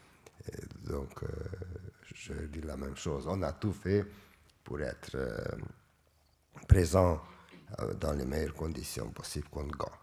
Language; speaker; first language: French; non-native, fluent; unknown